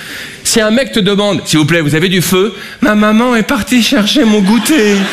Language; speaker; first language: French; native; French